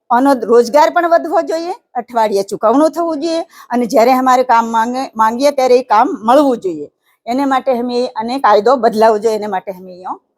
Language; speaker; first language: Gujarati; native; Gujarati